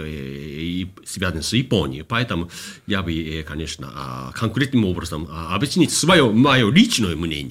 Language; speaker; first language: Russian; non-native, fluent; Japanese